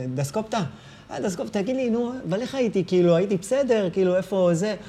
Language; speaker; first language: Hebrew; native; Hebrew